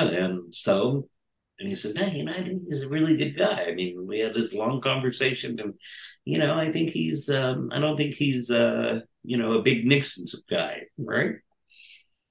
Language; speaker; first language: English; native; English